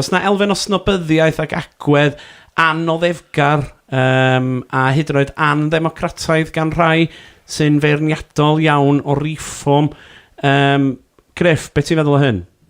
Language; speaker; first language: Welsh; native; Welsh